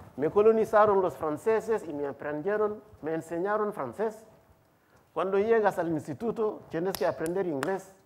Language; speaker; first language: Spanish; non-native, fluent; Wolof